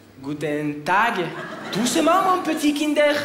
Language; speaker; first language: French; native; French